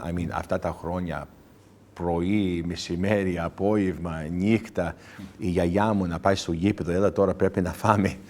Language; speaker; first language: Greek; early bilingual, heritage; English